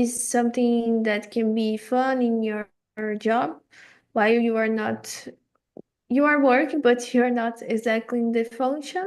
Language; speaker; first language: English; non-native, fluent; Portuguese